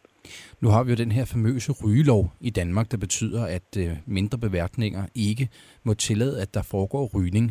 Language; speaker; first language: Danish; native; Danish